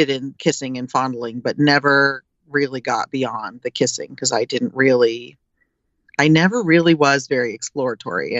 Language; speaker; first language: English; native; English